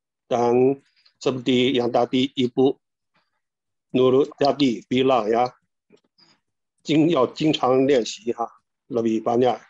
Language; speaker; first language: Indonesian; non-native, fluent; Chinese